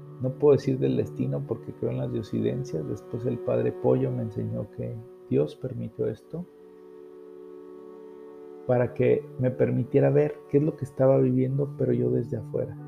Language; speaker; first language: Spanish; native; Spanish